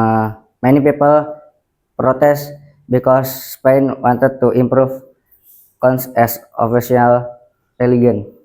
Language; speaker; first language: English; non-native, learner; Indonesian